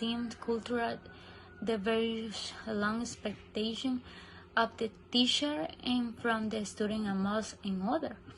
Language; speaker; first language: English; non-native, learner; Spanish